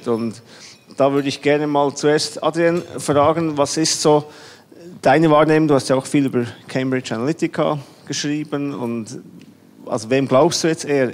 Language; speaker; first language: German; native; German